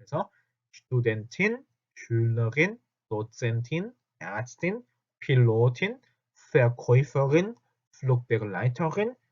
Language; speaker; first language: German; non-native, fluent; Korean